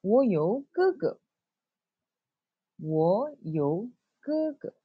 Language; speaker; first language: Chinese; non-native, local second language; Malay